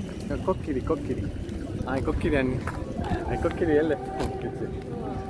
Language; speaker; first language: Korean; non-native, learner; Spanish